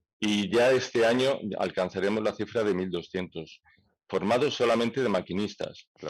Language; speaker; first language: Spanish; native; Spanish